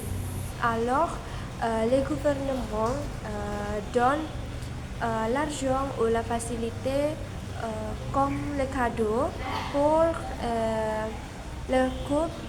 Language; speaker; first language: French; non-native, learner; Indonesian